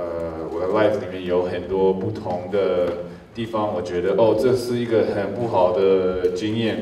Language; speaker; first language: Chinese; early bilingual, heritage; English